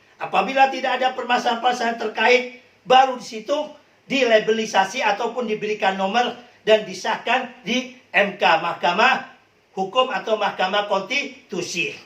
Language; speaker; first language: Indonesian; native; Indonesian